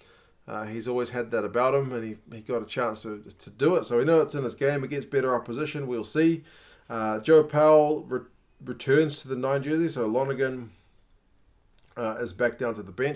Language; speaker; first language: English; native; English